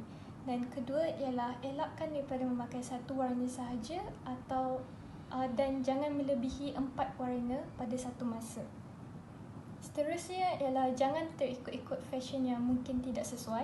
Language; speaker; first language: Malay; native; Malay